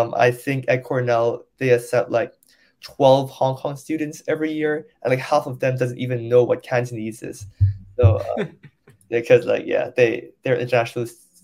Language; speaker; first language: English; non-native, local second language; Cantonese